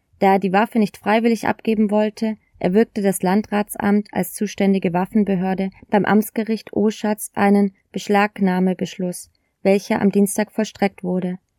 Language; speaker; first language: German; native; German